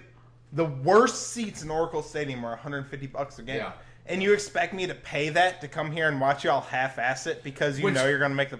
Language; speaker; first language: English; native; English